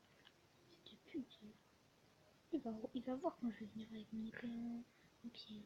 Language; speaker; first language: French; native; French